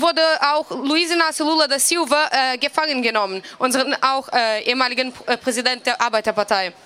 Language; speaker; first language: German; non-native, fluent; Portuguese